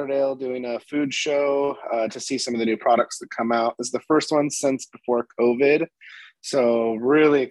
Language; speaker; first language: English; native; English